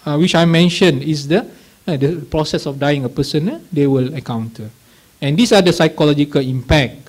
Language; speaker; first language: English; non-native, local second language; Malay